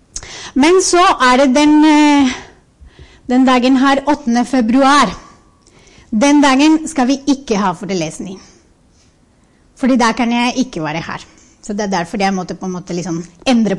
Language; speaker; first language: Norwegian; non-native, fluent; Spanish